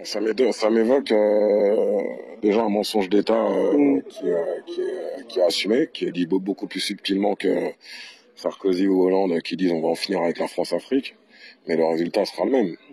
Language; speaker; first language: French; native; French